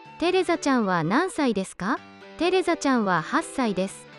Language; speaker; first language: Japanese; non-native, learner; Portuguese